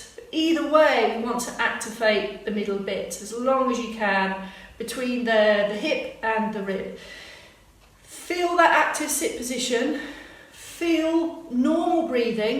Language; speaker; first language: English; native; English